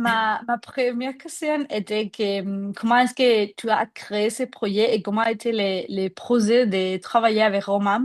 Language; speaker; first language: French; non-native, fluent; Spanish